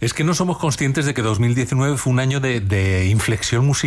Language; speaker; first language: Spanish; native; Spanish